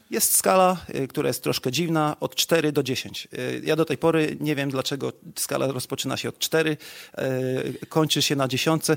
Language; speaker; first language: Polish; native; Polish